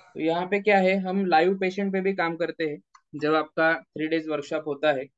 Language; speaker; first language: Hindi; non-native, local second language; Marathi